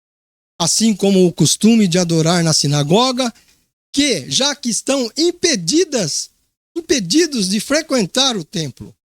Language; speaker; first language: Portuguese; native; Portuguese